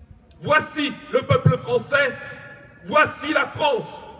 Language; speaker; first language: French; native; French